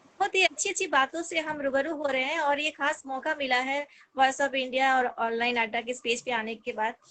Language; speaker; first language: Hindi; non-native, local second language; Bangla